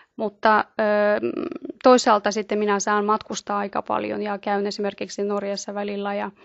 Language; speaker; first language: Finnish; non-native, fluent; Russian